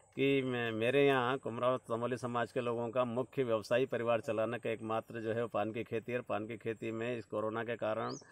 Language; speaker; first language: Hindi; native; Hindi